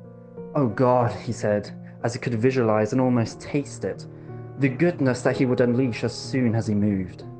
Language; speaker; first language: English; native; English